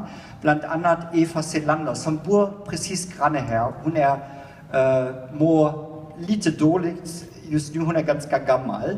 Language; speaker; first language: Swedish; non-native, fluent; German